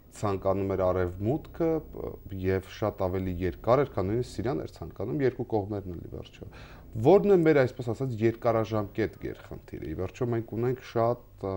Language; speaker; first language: Armenian; native; Armenian